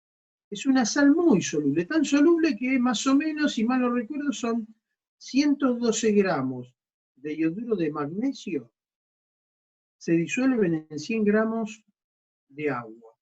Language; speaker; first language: Spanish; native; Spanish